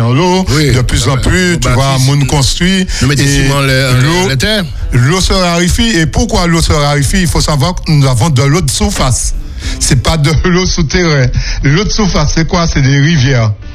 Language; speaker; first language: French; native; French